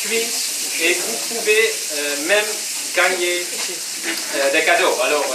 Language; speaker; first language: French; non-native, fluent; Dutch